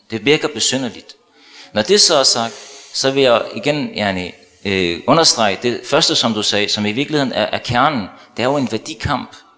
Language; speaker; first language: Danish; early bilingual, other home language; Arabic